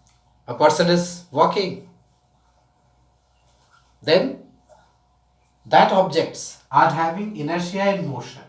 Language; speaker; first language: English; non-native, local second language; Tamil